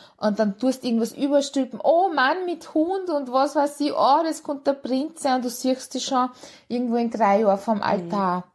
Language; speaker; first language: German; early bilingual, other home language; Hungarian